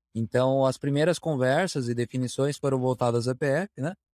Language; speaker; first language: Portuguese; native; Portuguese